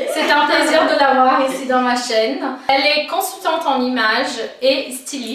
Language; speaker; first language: French; non-native, fluent; Portuguese